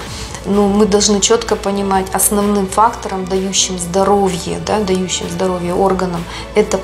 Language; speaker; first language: Russian; native; Russian